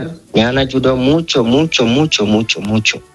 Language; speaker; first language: Spanish; non-native, learner; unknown